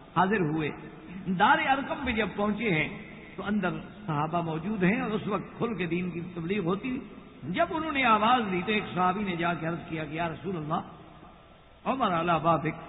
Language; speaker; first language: Urdu; native; Urdu